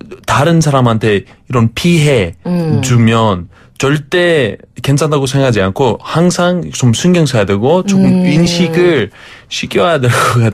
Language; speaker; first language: Korean; non-native, fluent; Greek